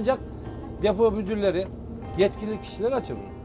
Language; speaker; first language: Turkish; native; Turkish